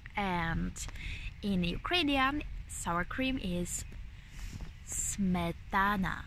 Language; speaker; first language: English; non-native, fluent; Ukrainian